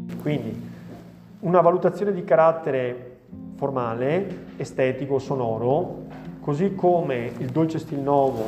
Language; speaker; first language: Italian; native; Italian